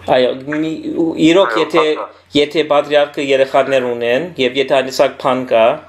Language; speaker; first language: Armenian; early bilingual, heritage; Armenian